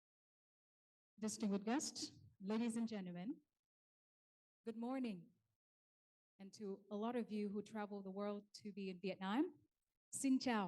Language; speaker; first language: English; non-native, local second language; Vietnamese